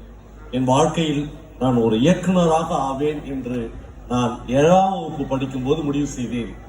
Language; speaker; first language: Tamil; native; Tamil